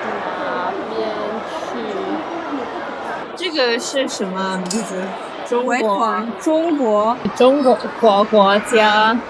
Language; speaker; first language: Chinese; non-native, learner; English